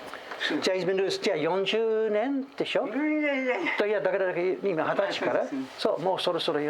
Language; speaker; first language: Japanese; non-native, fluent; English